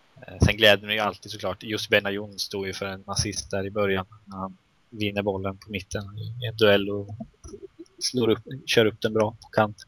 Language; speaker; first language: Swedish; native; Swedish